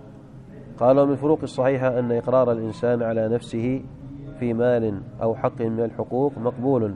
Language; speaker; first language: Arabic; native; Arabic